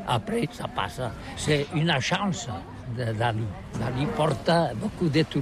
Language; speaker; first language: French; non-native, learner; Catalan